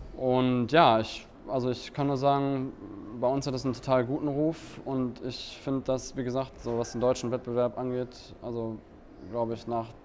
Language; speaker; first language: German; native; German